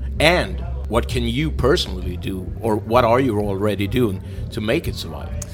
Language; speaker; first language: English; non-native, fluent; Swedish